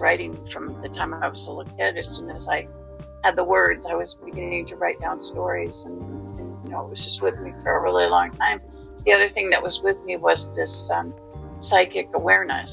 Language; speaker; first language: English; native; English